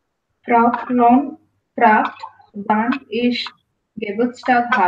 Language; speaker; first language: German; non-native, learner; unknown